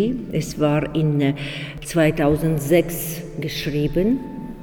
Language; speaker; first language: German; non-native, learner; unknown